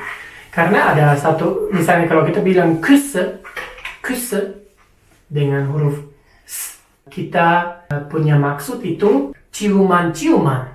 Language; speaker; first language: Indonesian; non-native, fluent; German